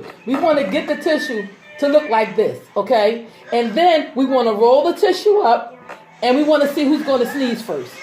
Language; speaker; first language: English; native; English